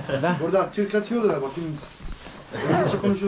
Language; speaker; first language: Turkish; non-native, fluent; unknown